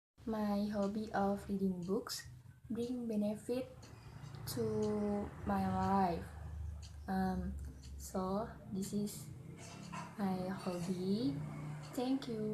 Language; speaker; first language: English; non-native, learner; Indonesian